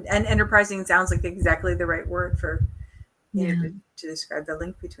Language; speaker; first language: English; native; English